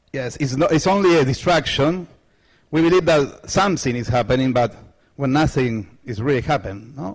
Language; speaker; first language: English; non-native, learner; Spanish